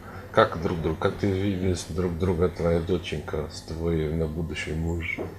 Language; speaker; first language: Russian; non-native, learner; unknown